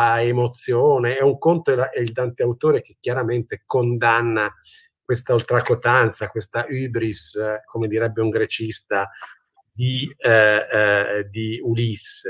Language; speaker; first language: Italian; native; Italian